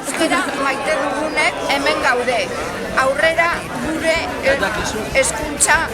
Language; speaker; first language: Basque; non-native, learner; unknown